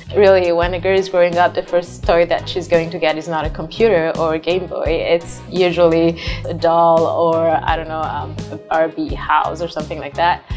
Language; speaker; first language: English; non-native, fluent; Rundi